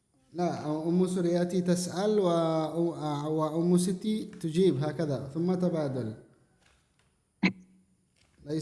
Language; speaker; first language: Arabic; non-native, fluent; Indonesian